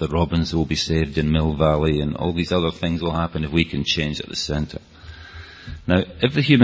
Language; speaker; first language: English; native; English